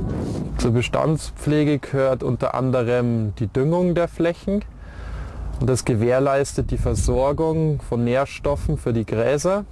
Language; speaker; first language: German; native; German